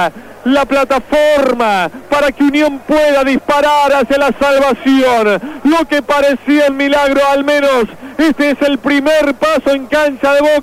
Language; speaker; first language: Spanish; native; Spanish